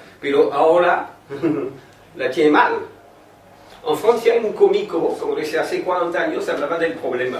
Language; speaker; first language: Spanish; non-native, fluent; French